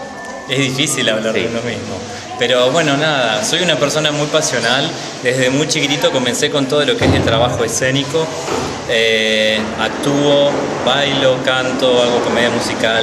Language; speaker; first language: Spanish; native; Spanish